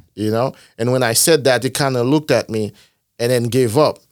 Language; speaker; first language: English; non-native, fluent; Haitian Creole